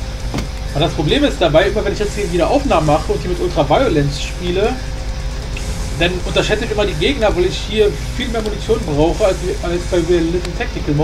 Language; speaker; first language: German; native; German